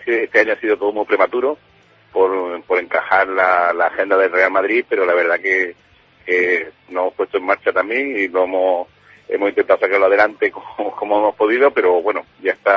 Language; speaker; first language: Spanish; native; Spanish